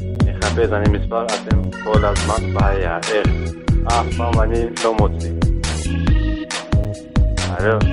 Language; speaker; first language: Hebrew; non-native, learner; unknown